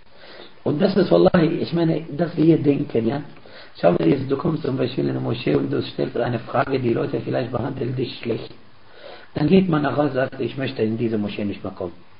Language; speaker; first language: German; non-native, fluent; Arabic